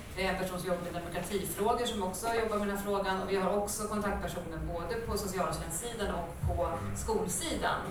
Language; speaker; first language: Swedish; native; Swedish